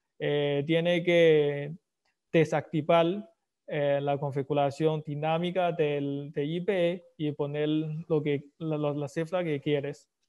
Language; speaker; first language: Spanish; non-native, fluent; Chinese